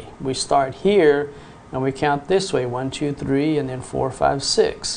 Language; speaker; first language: English; native; English